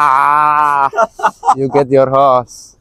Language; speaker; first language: English; non-native, learner; Javanese